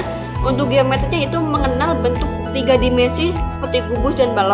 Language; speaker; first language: Indonesian; native; Indonesian